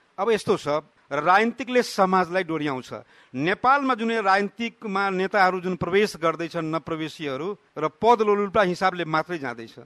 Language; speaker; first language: Nepali; non-native, local second language; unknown